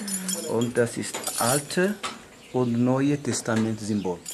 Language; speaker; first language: German; non-native, learner; Amharic